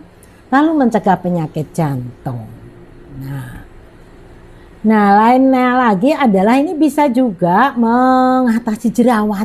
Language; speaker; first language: Indonesian; native; Indonesian